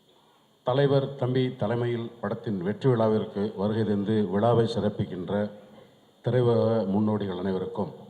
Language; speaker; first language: Tamil; native; Tamil